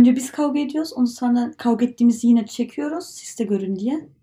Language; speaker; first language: Turkish; early bilingual, heritage; Turkish